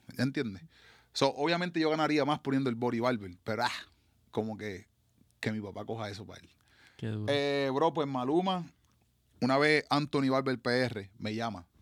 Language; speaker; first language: Spanish; native; Spanish